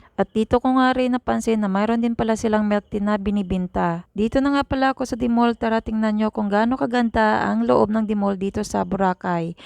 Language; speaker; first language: Filipino; native; Filipino